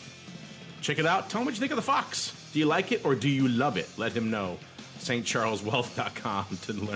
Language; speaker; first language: English; native; English